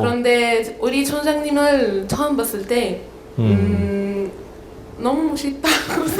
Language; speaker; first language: Korean; non-native, learner; Arabic